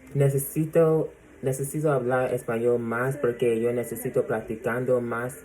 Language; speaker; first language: Spanish; non-native, learner; English